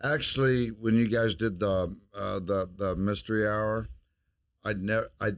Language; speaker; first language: English; native; English